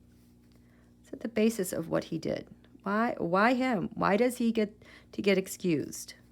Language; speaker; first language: English; native; English